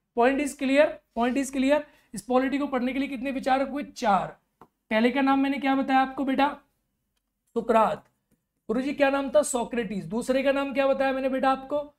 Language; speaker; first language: Hindi; native; Hindi